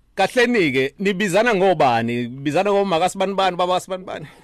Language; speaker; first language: Zulu; native; Zulu